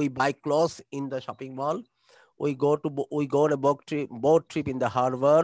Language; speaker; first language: English; non-native, fluent; Bangla